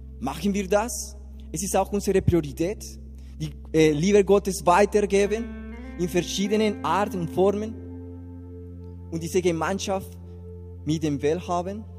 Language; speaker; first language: German; non-native, learner; Spanish